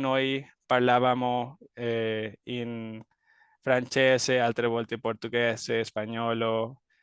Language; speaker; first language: Italian; non-native, learner; Spanish